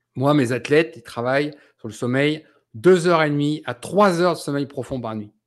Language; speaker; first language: French; native; French